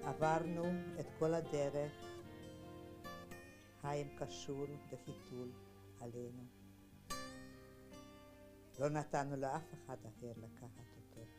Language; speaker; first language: Hebrew; non-native, fluent; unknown